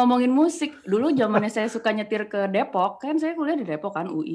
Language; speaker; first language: Indonesian; native; Indonesian